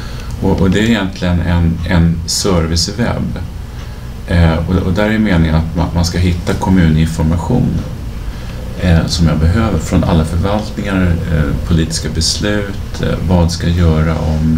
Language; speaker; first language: Swedish; native; Swedish